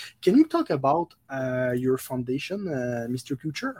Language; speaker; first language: English; non-native, local second language; French